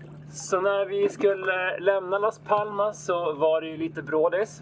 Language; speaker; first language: Swedish; native; Swedish